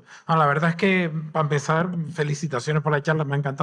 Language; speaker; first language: Spanish; native; Spanish